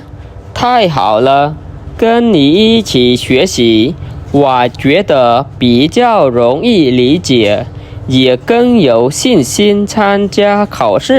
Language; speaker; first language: Chinese; non-native, fluent; Khmer